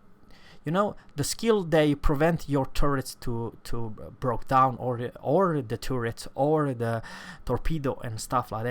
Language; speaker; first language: English; non-native, fluent; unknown